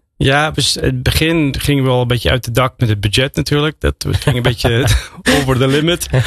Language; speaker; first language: Dutch; non-native, fluent; English